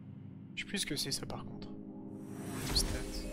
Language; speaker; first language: French; native; French